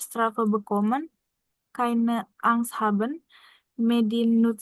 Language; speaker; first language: German; non-native, learner; Indonesian